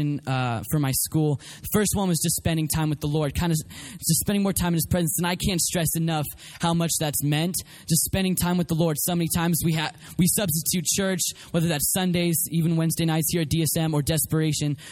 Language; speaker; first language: English; native; English